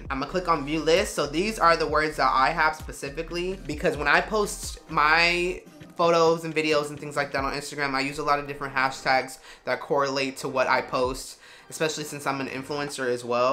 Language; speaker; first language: English; native; English